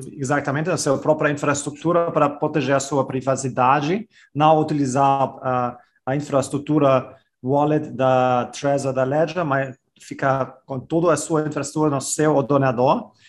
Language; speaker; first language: Portuguese; non-native, fluent; German